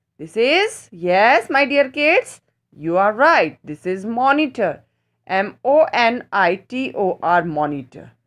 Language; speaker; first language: English; non-native, local second language; Hindi